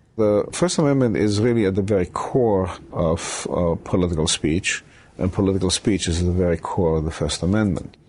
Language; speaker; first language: English; early bilingual, other home language; Romanian